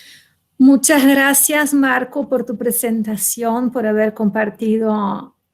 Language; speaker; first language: Spanish; non-native, fluent; Portuguese